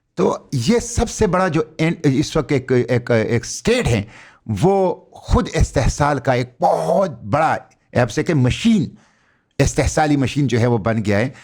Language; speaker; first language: Urdu; non-native, local second language; Pashto